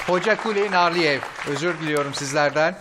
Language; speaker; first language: Turkish; native; Turkish